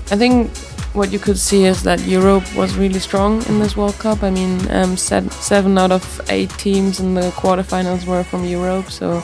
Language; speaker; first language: English; non-native, fluent; German